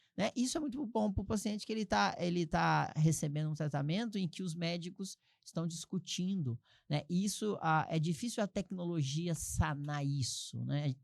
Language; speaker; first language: Portuguese; native; Portuguese